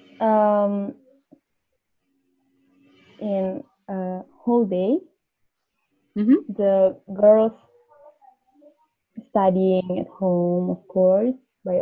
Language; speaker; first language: English; non-native, learner; Indonesian